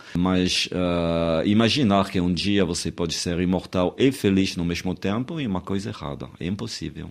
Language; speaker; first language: Portuguese; non-native, fluent; French